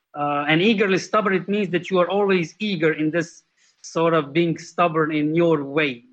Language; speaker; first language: English; non-native, fluent; Slovenian